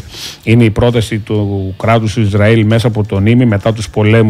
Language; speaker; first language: Greek; native; Greek